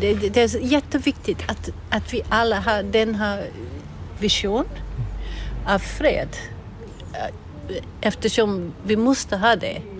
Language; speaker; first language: Swedish; non-native, fluent; English